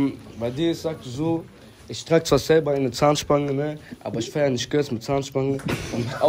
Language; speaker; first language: German; native; German